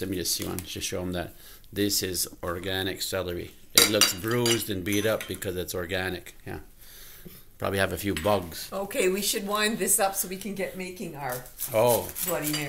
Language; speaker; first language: English; native; English